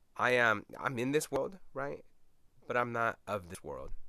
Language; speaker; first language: English; early bilingual, other home language; Spanish